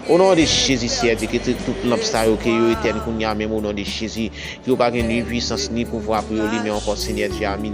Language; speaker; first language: French; non-native, local second language; Haitian Creole